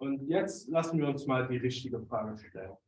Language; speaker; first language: German; native; German